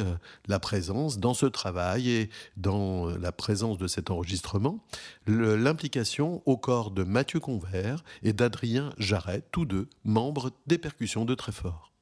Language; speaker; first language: French; native; French